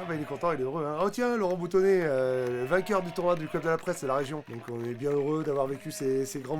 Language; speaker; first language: French; native; French